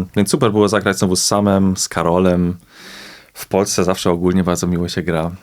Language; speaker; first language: Polish; early bilingual, heritage; Polish